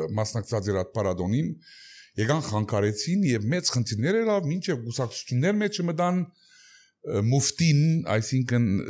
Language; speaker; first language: Armenian; early bilingual, heritage; Armenian